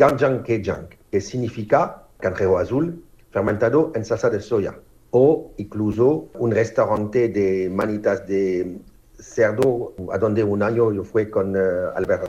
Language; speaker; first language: Spanish; non-native, learner; French